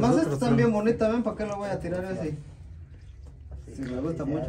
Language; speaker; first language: Spanish; native; Spanish